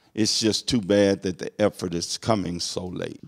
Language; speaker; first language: English; native; English